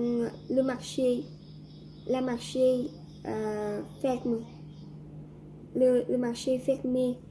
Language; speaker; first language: French; non-native, learner; Vietnamese